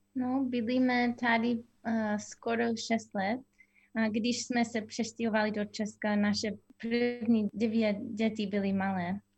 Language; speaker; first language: Czech; non-native, fluent; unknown